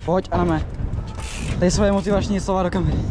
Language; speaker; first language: Czech; native; Czech